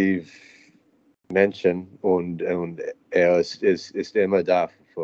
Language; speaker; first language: German; non-native, learner; English